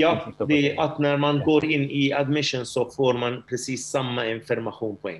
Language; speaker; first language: Swedish; non-native, fluent; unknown